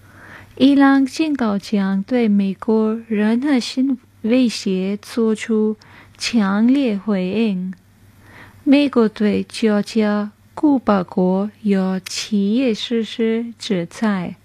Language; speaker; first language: Chinese; non-native, fluent; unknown